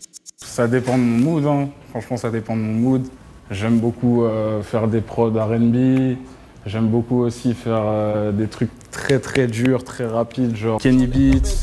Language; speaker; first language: French; native; French